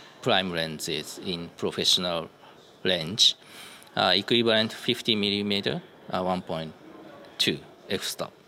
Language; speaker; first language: English; non-native, learner; Japanese